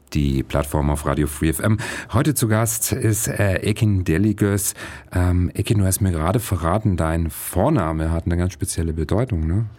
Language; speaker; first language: German; native; German